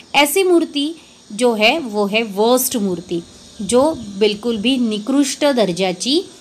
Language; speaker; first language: Hindi; non-native, local second language; Marathi